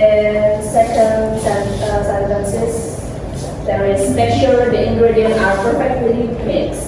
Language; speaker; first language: English; non-native, learner; Indonesian